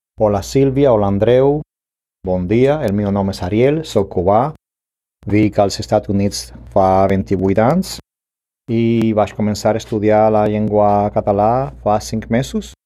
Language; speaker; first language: Catalan; non-native, learner; Spanish